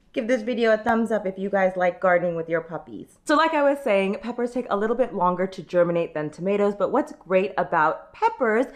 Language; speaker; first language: English; native; English